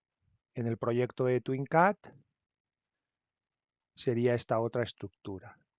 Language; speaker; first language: Spanish; native; Spanish